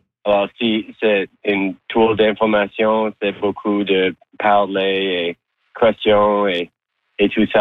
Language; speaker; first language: French; non-native, learner; English